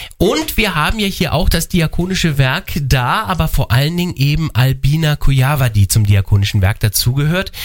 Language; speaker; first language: German; native; German